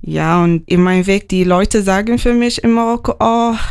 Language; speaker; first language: German; non-native, learner; Arabic